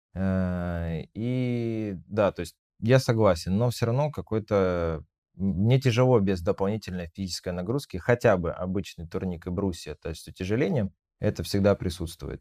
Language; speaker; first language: Russian; native; Russian